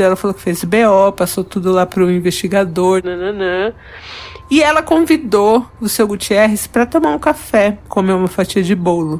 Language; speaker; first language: Portuguese; native; Portuguese